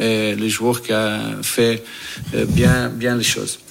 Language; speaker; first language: French; non-native, fluent; Portuguese